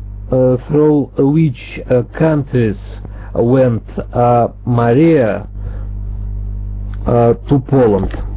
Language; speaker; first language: English; non-native, learner; Russian